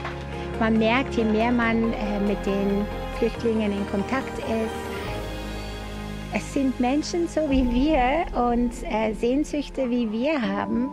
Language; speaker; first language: German; non-native, fluent; Dutch